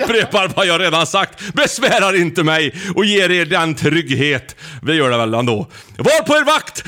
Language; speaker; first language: Swedish; native; Swedish